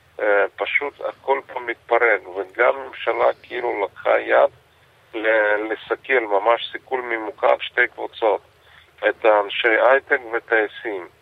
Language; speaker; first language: Hebrew; non-native, fluent; Russian